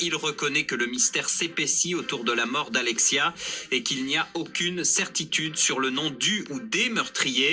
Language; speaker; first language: French; native; French